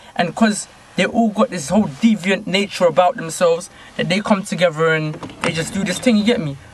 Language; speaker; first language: English; native; English